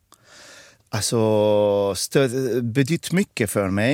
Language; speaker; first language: Swedish; non-native, fluent; Arabic